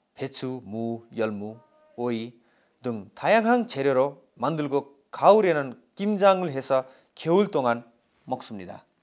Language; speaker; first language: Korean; non-native, fluent; Nepali